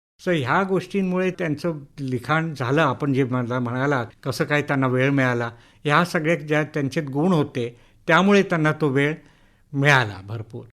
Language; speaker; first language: Marathi; native; Marathi